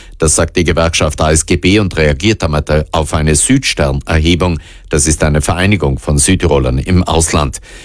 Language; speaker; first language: German; native; German